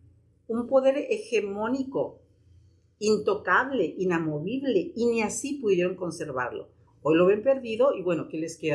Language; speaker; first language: Spanish; native; Spanish